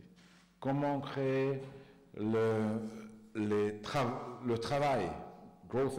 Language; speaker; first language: French; non-native, fluent; Hungarian